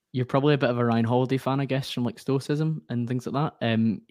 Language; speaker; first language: English; native; English